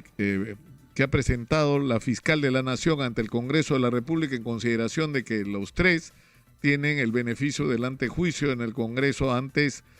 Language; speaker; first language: Spanish; native; Spanish